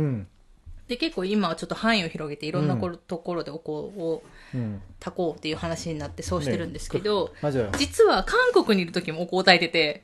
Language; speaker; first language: Japanese; native; Japanese